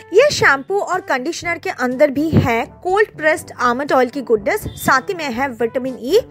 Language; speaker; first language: Hindi; non-native, local second language; Bangla